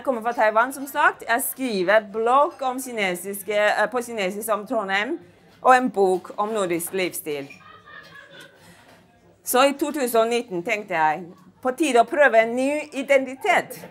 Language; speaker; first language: Norwegian; non-native, fluent; Chinese